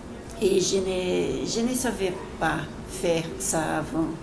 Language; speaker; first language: French; non-native, learner; Portuguese